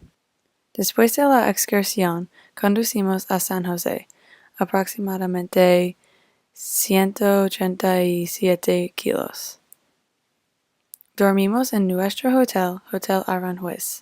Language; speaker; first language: Spanish; non-native, fluent; English